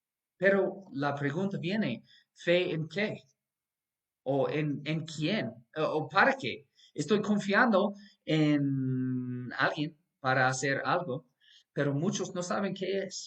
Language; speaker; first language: Spanish; non-native, fluent; English